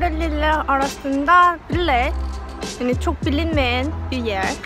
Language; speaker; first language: Turkish; non-native, fluent; Korean